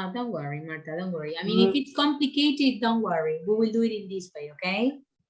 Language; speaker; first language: English; non-native, fluent; Spanish